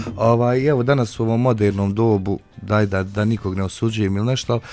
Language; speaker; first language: Bosnian; native; Bosnian